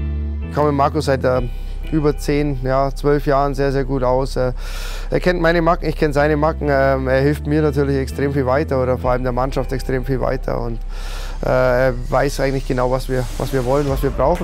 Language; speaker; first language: German; native; German